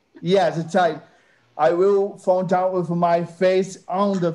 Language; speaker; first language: English; non-native, learner; Portuguese